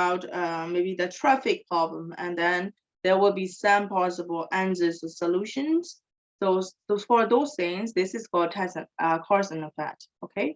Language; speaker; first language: English; non-native, fluent; Burmese